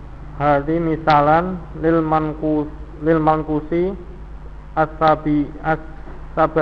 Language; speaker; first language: Arabic; non-native, learner; Indonesian